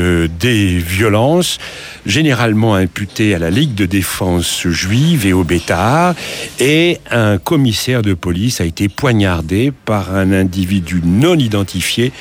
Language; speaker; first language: French; native; French